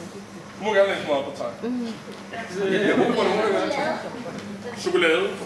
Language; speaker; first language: Danish; native; Danish